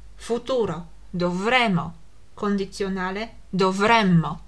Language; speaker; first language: Italian; non-native, fluent; Polish